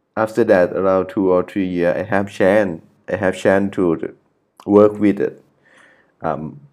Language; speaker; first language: English; non-native, learner; Thai